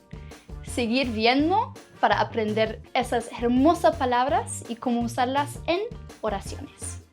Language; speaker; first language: Spanish; non-native, fluent; English